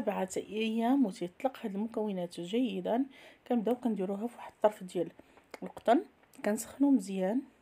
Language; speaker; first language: Arabic; native; Arabic